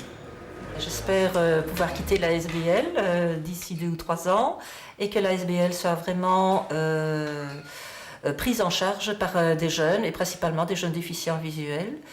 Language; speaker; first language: French; native; French